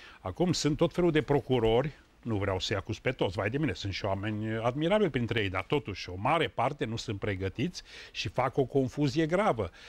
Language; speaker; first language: Romanian; native; Romanian